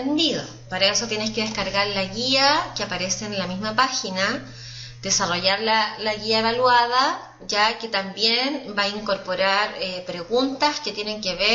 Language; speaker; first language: Spanish; native; Spanish